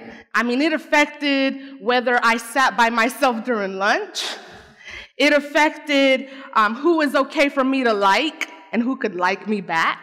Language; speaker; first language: English; early bilingual, other home language; Spanish